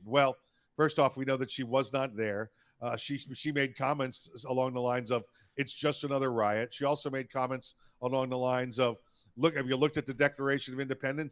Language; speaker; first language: English; native; English